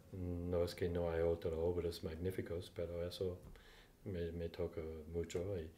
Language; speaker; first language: Spanish; non-native, fluent; English